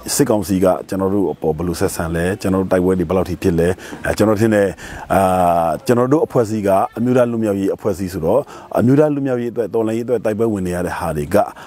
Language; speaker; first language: Burmese; non-native, local second language; Shwe Palaung